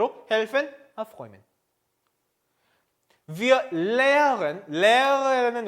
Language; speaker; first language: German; non-native, fluent; Korean